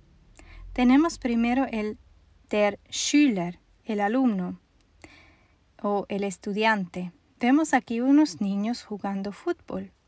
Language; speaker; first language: Spanish; non-native, fluent; German